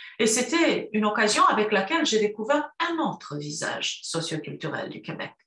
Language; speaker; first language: French; non-native, fluent; Romanian